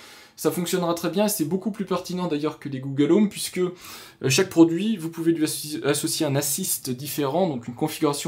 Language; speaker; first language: French; native; French